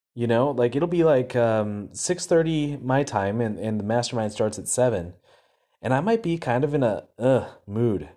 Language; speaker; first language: English; native; English